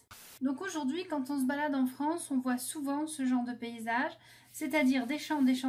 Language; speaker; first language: French; native; French